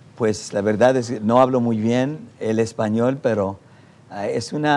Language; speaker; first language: Spanish; non-native, fluent; English